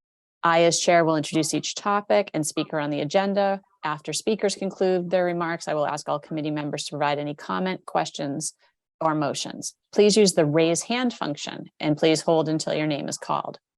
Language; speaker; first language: English; native; English